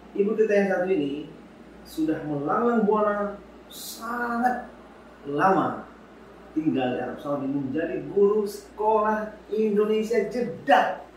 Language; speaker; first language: Indonesian; native; Indonesian